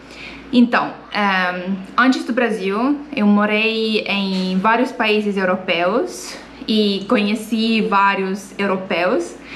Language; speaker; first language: Portuguese; non-native, fluent; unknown